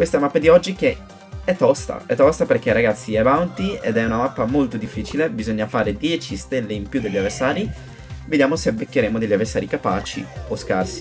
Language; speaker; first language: Italian; native; Italian